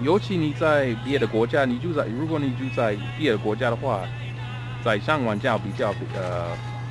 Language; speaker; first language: Chinese; non-native, fluent; English